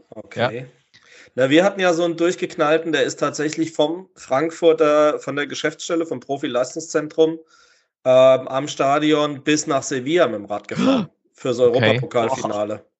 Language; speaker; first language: German; native; German